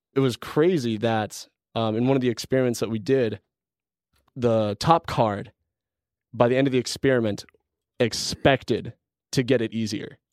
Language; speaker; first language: English; native; English